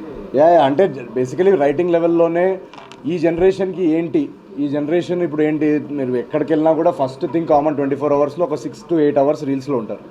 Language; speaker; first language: Telugu; native; Telugu